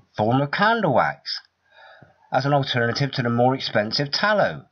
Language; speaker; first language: English; native; English